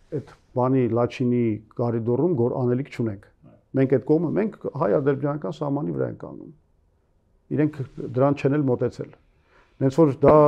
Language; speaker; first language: Armenian; native; Armenian